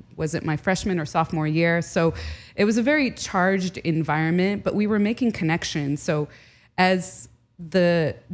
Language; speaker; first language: English; early bilingual, other home language; Arabic